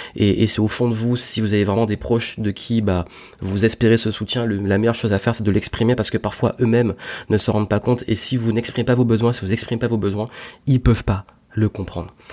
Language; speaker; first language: French; native; French